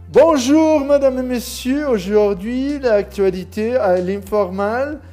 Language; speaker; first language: French; non-native, learner; Spanish